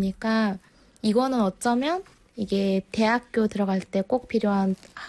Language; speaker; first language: Korean; non-native, fluent; Mongolian